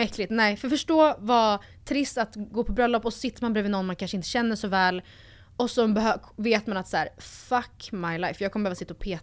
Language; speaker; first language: Swedish; native; Swedish